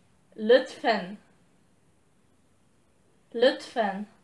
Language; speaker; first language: Turkish; non-native, learner; Lithuanian